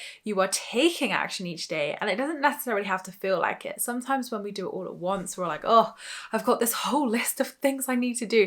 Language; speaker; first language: English; native; English